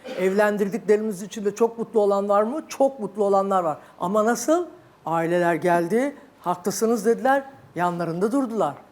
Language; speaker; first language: Turkish; native; Turkish